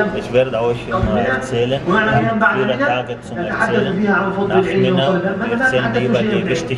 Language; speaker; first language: German; non-native, fluent; Arabic